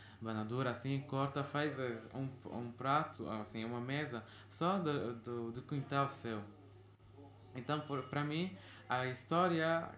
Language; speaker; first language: Portuguese; early bilingual, heritage; Portuguese